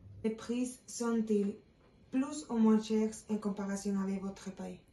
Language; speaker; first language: French; non-native, fluent; Spanish